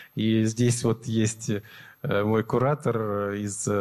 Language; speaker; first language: Russian; native; Russian